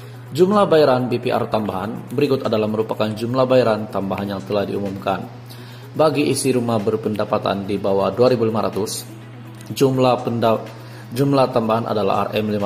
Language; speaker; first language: Malay; native; Malay